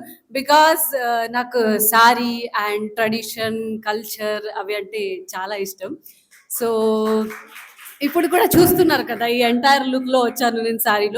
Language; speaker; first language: Telugu; non-native, local second language; Marathi